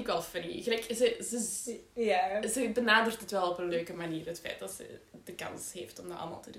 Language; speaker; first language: Dutch; native; Dutch